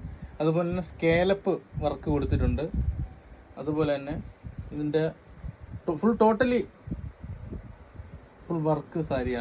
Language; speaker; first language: Malayalam; native; Malayalam